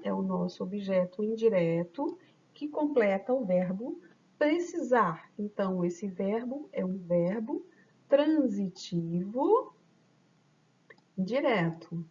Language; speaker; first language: Portuguese; native; Portuguese